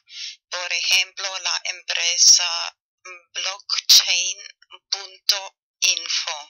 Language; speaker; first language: Spanish; non-native, fluent; German